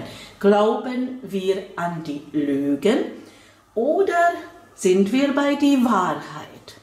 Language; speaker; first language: German; non-native, fluent; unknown